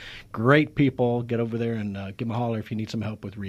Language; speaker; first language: English; native; English